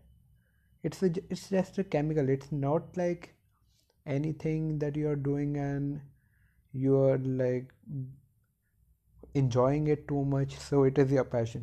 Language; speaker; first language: English; non-native, local second language; Hindi